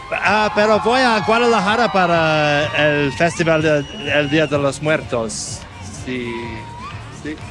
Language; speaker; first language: Spanish; non-native, learner; English